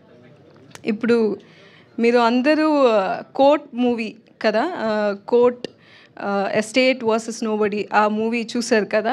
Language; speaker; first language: Telugu; non-native, local second language; Tamil